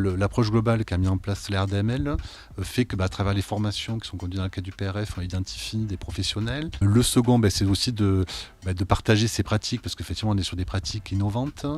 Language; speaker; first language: French; native; French